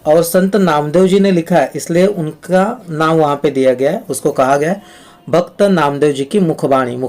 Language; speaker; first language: Hindi; non-native, local second language; Marathi